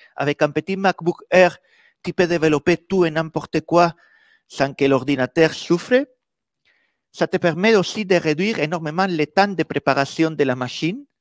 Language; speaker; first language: French; non-native, fluent; Spanish